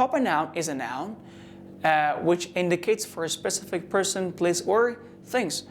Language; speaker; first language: English; non-native, learner; Persian